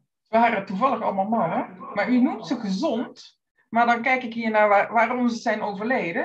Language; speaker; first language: Dutch; native; Dutch